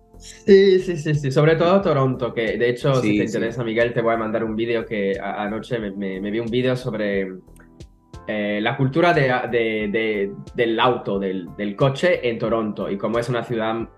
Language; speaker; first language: Spanish; non-native, fluent; French